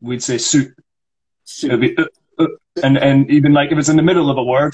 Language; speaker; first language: English; non-native, local second language; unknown